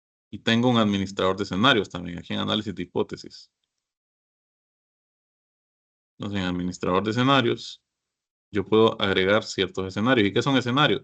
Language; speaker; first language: Spanish; native; Spanish